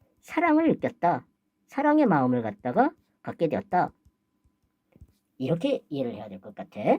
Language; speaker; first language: Korean; native; Korean